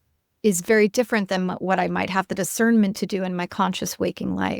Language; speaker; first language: English; native; English